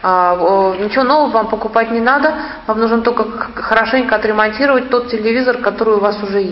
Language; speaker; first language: Russian; native; Russian